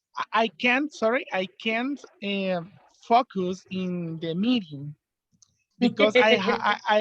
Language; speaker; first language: English; non-native, learner; Spanish